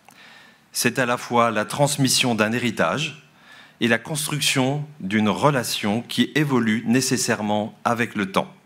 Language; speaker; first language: French; native; French